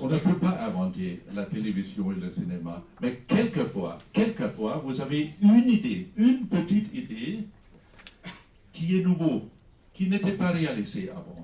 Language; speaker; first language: French; non-native, fluent; German